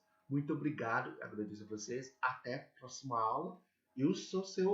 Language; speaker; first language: Portuguese; non-native, learner; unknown